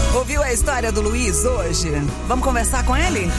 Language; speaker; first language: Portuguese; native; Portuguese